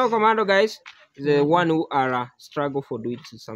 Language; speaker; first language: English; non-native, learner; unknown